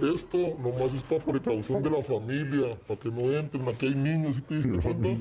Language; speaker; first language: Spanish; native; Spanish